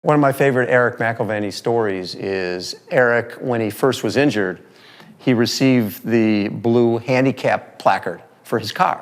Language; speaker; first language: English; native; English